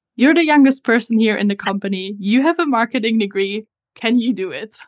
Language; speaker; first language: English; non-native, fluent; Italian